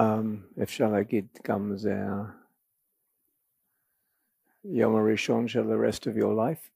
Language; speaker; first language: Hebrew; non-native, fluent; English